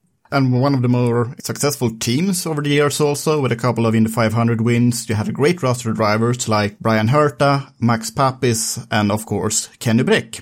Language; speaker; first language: English; non-native, fluent; Swedish